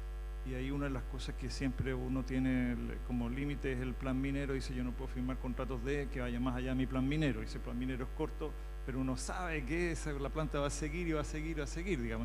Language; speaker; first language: Spanish; native; Spanish